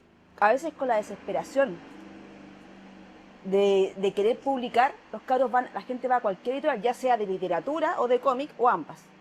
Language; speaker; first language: Spanish; native; Spanish